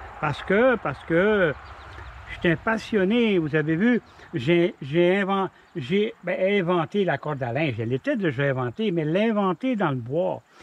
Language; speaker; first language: French; native; French